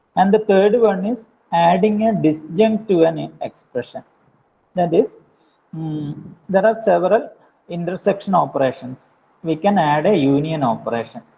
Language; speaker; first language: English; non-native, local second language; Malayalam